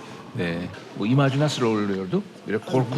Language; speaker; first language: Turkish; non-native, fluent; Korean